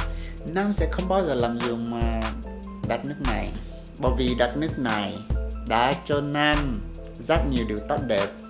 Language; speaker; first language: Vietnamese; non-native, fluent; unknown